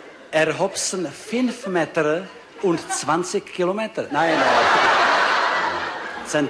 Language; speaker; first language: German; non-native, learner; Czech